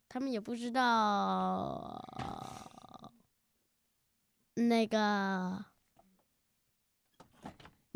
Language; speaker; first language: Chinese; early bilingual, heritage; Chinese